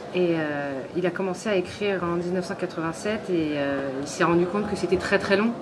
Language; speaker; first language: French; native; French